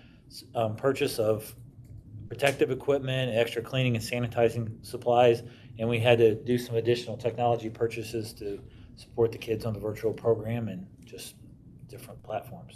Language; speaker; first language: English; native; English